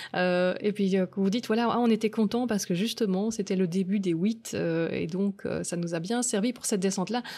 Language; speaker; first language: French; native; French